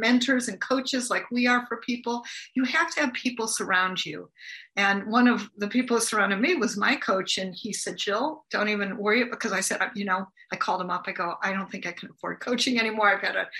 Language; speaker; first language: English; native; English